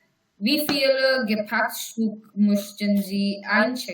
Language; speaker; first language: German; non-native, learner; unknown